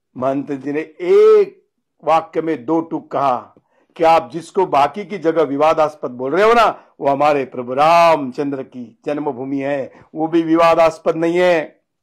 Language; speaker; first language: Hindi; non-native, local second language; Marathi